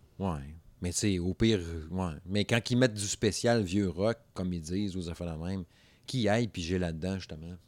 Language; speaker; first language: French; native; French